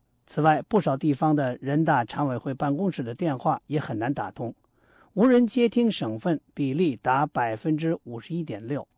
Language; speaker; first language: Chinese; native; Chinese